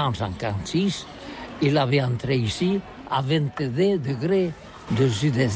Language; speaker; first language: French; non-native, learner; Catalan